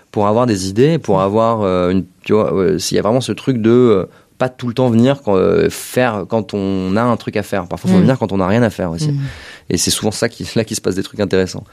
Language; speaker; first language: French; native; French